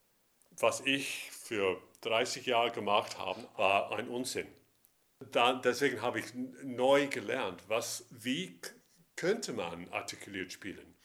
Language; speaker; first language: German; non-native, fluent; English